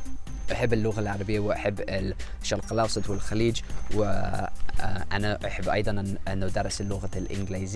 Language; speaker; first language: Arabic; non-native, fluent; English